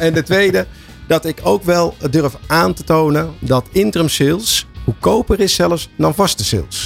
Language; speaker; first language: Dutch; native; Dutch